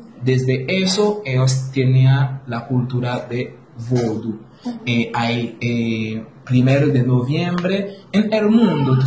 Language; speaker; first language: Spanish; non-native, learner; Haitian Creole